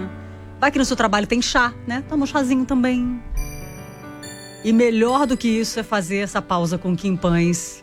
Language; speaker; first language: Portuguese; native; Portuguese